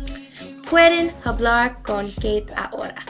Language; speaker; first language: Spanish; non-native, learner; English